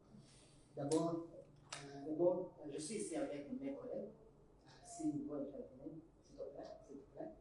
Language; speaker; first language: French; non-native, learner; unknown